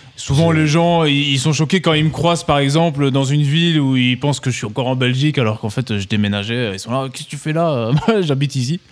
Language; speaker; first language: French; native; French